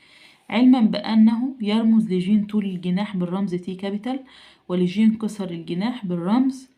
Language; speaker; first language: Arabic; native; Arabic